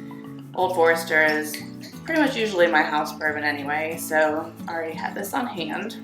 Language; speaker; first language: English; native; English